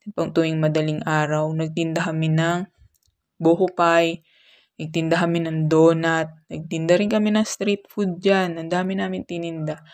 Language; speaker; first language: Filipino; native; Filipino